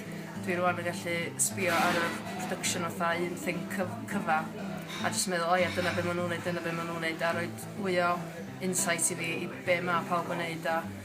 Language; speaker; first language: Welsh; native; Welsh